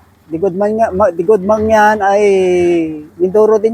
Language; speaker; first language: Filipino; native; Filipino